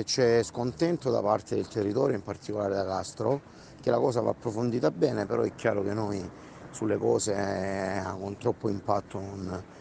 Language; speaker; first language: Italian; native; Italian